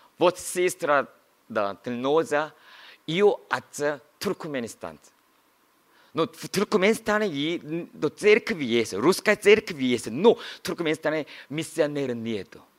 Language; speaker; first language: Russian; non-native, learner; Korean